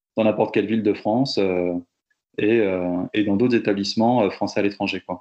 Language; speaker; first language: French; native; French